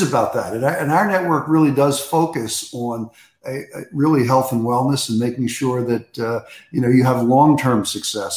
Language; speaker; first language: English; native; English